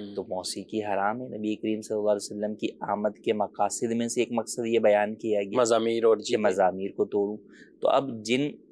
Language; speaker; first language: Urdu; native; Urdu